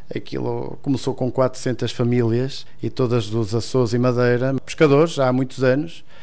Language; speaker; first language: Portuguese; native; Portuguese